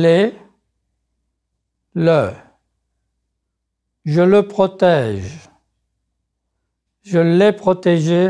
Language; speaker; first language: French; native; French